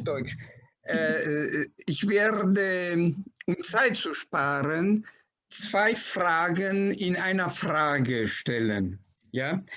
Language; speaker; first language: German; non-native, fluent; Italian